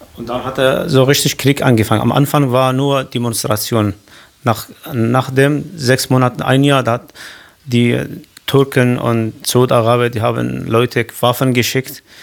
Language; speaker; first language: German; non-native, learner; Kurdish